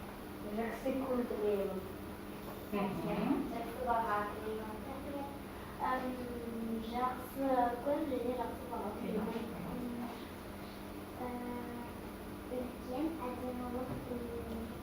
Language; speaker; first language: Kazakh; non-native, local second language; Russian